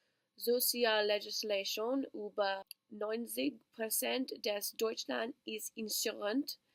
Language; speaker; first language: German; non-native, learner; English